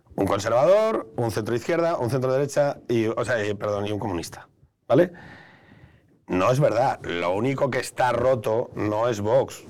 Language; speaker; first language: Spanish; native; Spanish